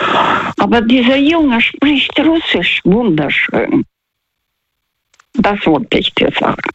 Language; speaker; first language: German; non-native, fluent; Russian